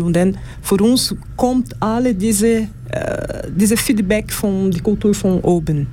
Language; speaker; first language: German; non-native, learner; Portuguese